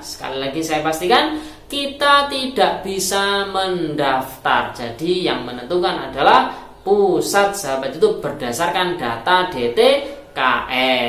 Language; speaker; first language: Indonesian; native; Indonesian